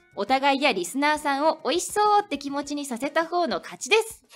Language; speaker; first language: Japanese; native; Japanese